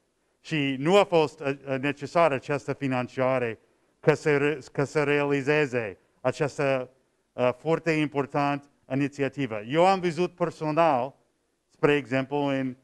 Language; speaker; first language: Romanian; non-native, learner; English